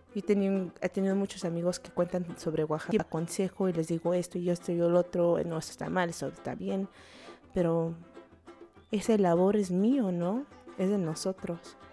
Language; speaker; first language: Spanish; early bilingual, heritage; Spanish